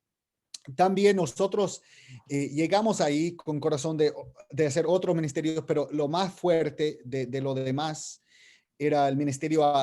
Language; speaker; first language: Spanish; non-native, fluent; English